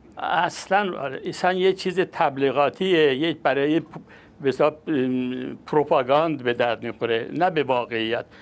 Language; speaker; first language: Persian; non-native, local second language; Azerbaijani